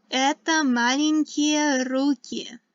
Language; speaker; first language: Russian; non-native, fluent; English